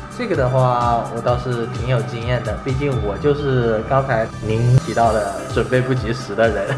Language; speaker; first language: Chinese; native; Chinese